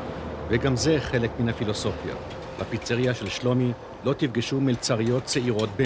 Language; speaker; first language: Hebrew; native; Hebrew